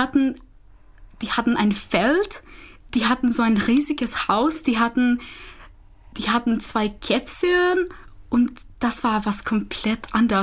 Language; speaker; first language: German; non-native, fluent; Czech